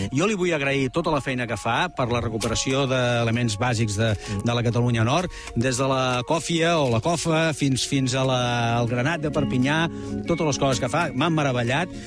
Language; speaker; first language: Catalan; native; Catalan